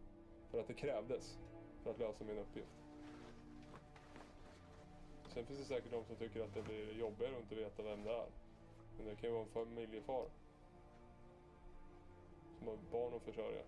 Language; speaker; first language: Swedish; native; Swedish